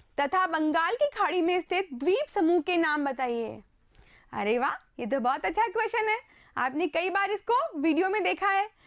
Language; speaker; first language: Hindi; native; Hindi